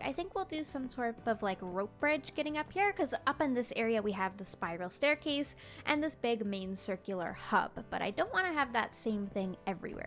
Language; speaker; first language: English; native; English